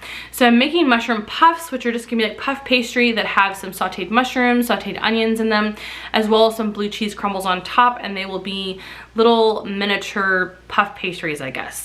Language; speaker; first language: English; native; English